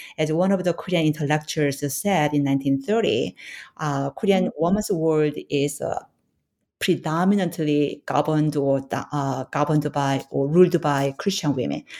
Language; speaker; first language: English; non-native, fluent; Korean